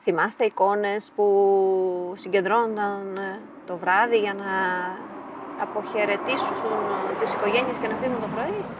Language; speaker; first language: Greek; native; Greek